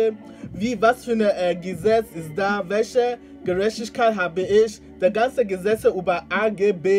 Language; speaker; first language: German; non-native, learner; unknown